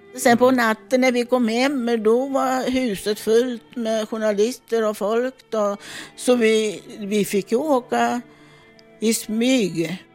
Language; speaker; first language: Swedish; non-native, fluent; Italian